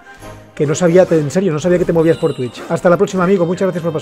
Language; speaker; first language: Spanish; native; Spanish